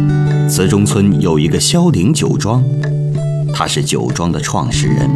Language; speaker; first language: Chinese; native; Chinese